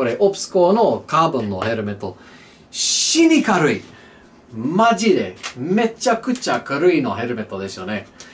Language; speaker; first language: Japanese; non-native, learner; English